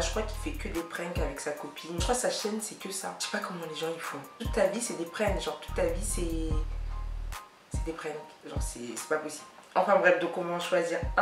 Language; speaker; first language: French; native; French